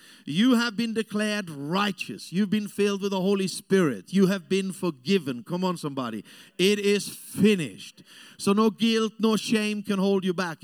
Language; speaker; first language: English; non-native, fluent; German